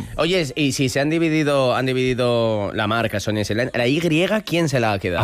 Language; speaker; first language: Spanish; native; Spanish